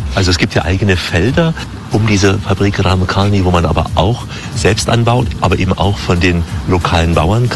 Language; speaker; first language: German; native; German